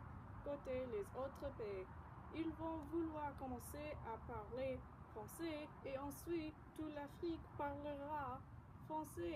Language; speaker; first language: French; non-native, learner; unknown